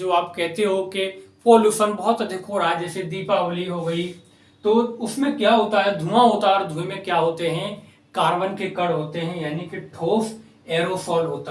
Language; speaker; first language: Hindi; native; Hindi